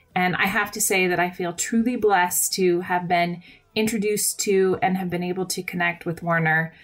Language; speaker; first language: English; native; English